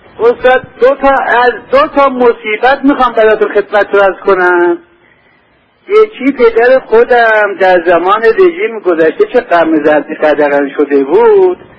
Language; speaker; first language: Persian; non-native, local second language; Azerbaijani